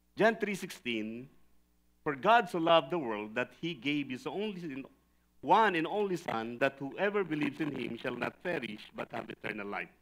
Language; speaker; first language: English; non-native, local second language; Filipino